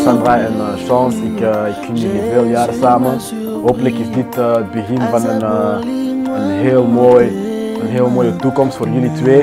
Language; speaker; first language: Dutch; early bilingual, other home language; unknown